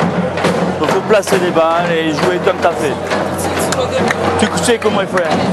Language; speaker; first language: French; native; French